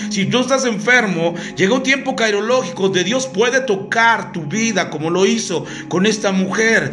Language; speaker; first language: Spanish; native; Spanish